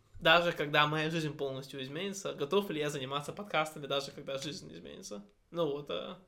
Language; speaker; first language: Russian; early bilingual, heritage; Russian